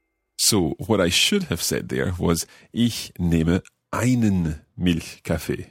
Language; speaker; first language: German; non-native, learner; English